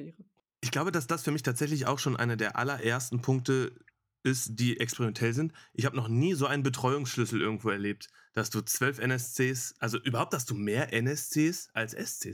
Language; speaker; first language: German; native; German